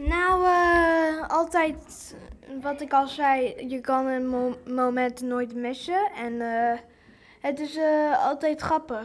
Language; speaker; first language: Dutch; early bilingual, other home language; English